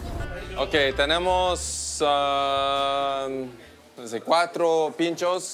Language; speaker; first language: Spanish; non-native, learner; Korean